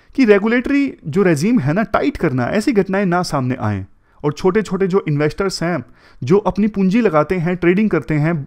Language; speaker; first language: Hindi; native; Hindi